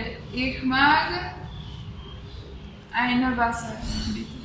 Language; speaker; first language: German; non-native, learner; Spanish